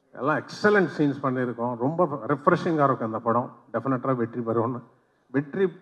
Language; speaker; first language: Tamil; non-native, local second language; Telugu